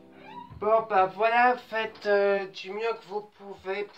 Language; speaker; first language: French; native; French